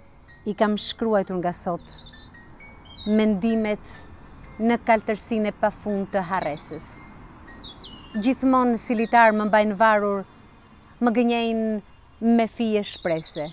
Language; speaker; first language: Albanian; native; Albanian